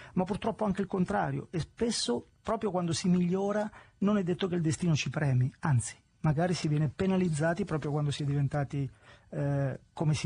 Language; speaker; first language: Italian; native; Italian